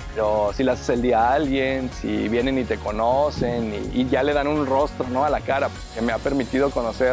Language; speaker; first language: Spanish; native; Spanish